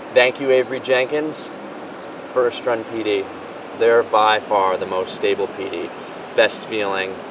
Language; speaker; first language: English; native; English